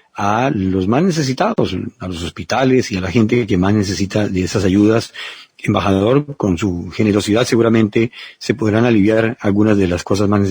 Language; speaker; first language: Spanish; native; Spanish